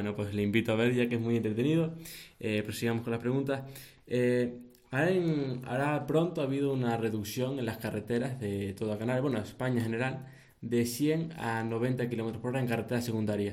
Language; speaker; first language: Spanish; native; Spanish